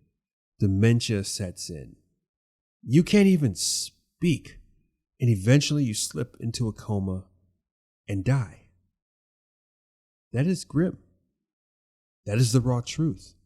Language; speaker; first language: English; native; English